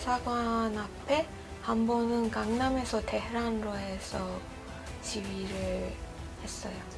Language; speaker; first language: Korean; non-native, fluent; Persian